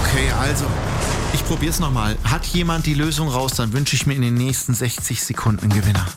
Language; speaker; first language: German; native; German